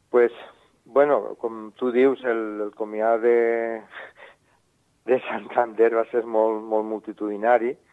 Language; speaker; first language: Catalan; native; Catalan